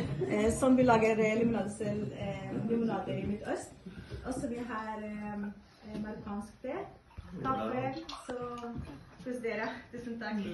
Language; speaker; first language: Norwegian; non-native, fluent; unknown